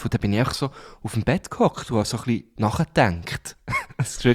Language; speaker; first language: German; native; German